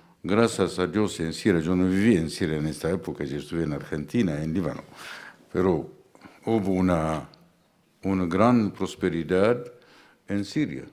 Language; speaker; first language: Spanish; non-native, fluent; Arabic